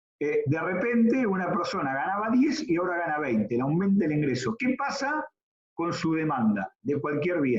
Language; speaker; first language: Spanish; native; Spanish